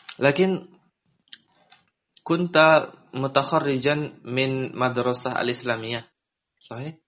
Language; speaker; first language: Arabic; non-native, learner; Indonesian